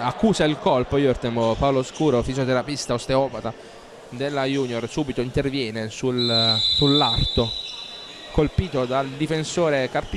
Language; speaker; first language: Italian; native; Italian